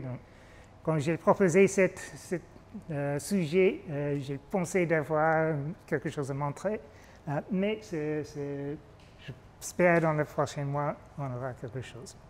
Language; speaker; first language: French; non-native, fluent; English